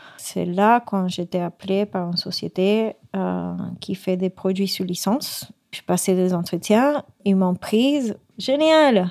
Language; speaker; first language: French; non-native, fluent; Spanish